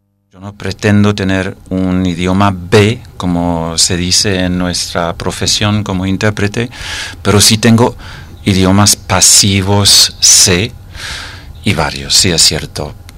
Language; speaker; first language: Spanish; non-native, fluent; English